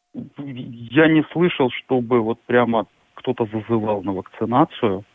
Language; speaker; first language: Russian; native; Russian